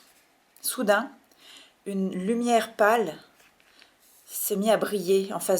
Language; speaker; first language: French; native; French